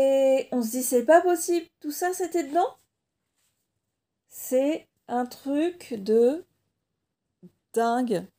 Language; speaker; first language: French; native; French